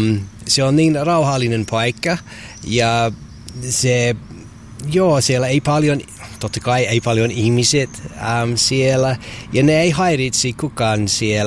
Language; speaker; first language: Finnish; non-native, learner; English